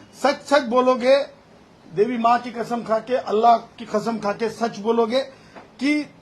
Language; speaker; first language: Hindi; non-native, local second language; Marathi